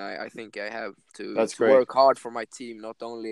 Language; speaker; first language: English; non-native, fluent; Swedish